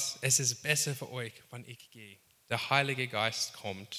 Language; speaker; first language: German; non-native, fluent; English